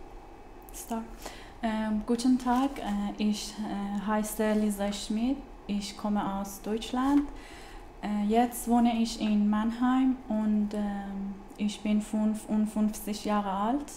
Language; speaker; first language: German; non-native, learner; Persian